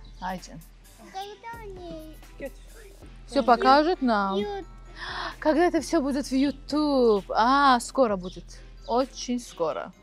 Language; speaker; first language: Russian; non-native, local second language; Azerbaijani